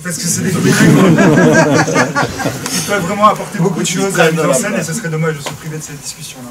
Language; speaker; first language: French; native; French